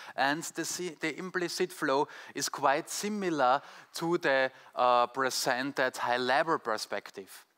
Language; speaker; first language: English; non-native, fluent; German